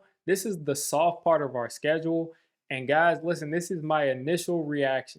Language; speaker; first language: English; native; English